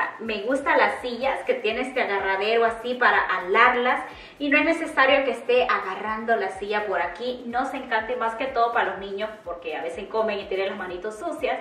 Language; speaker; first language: Spanish; native; Spanish